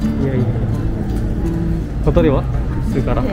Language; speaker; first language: Japanese; non-native, fluent; Indonesian